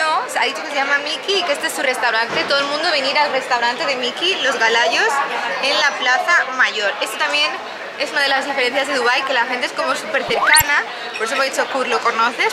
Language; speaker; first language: Spanish; native; Spanish